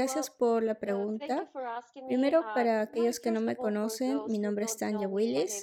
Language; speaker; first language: Spanish; non-native, fluent; Russian